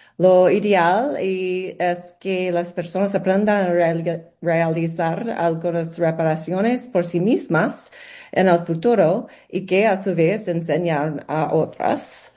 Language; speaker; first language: Spanish; non-native, learner; English